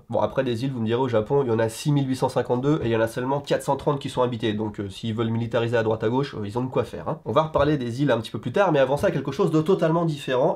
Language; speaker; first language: French; native; French